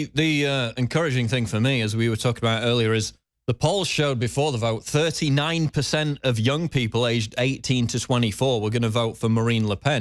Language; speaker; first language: English; native; English